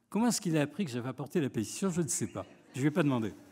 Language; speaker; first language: French; native; French